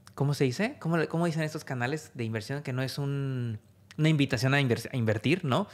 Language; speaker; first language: Spanish; native; Spanish